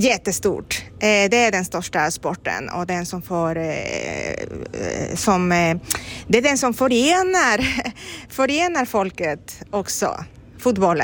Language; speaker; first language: Swedish; non-native, fluent; Spanish